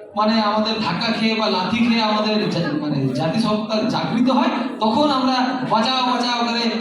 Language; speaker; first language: Bangla; native; Bangla